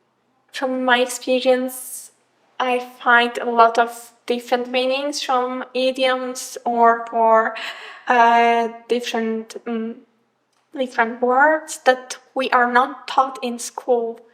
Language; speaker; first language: English; non-native, fluent; Polish